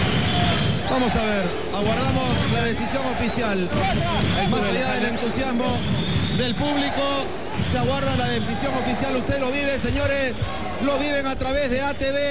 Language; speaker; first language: Spanish; native; Spanish